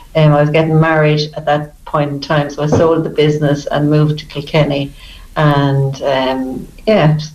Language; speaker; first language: English; native; English